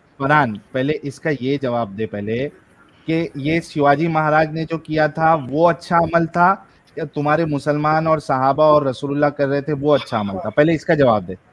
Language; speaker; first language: Hindi; native; Hindi